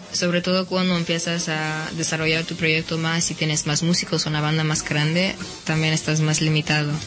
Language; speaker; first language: Spanish; non-native, fluent; English